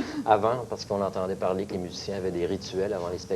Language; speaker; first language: French; native; French